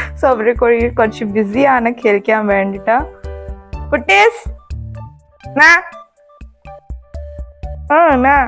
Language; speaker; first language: Malayalam; non-native, learner; Hindi